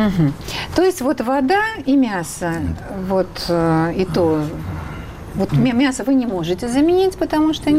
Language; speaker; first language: Russian; native; Russian